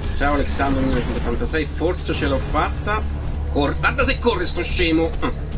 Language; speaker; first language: Italian; native; Italian